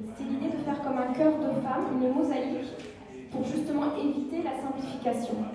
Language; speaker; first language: French; non-native, local second language; Kinyarwanda